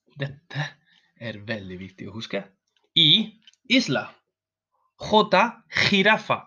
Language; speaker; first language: Norwegian; non-native, learner; Spanish